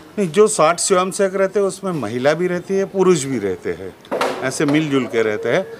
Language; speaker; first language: Hindi; non-native, local second language; Sindhi